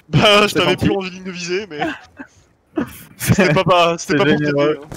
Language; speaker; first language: French; native; French